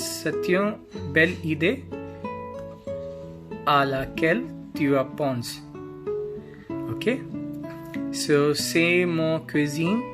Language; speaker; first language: French; non-native, learner; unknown